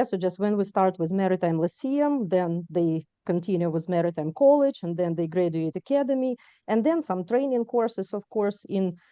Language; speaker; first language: English; non-native, fluent; Ukrainian